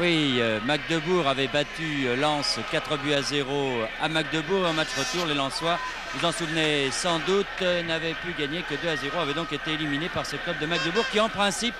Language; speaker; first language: French; native; French